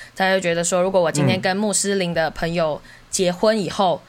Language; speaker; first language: Chinese; native; Chinese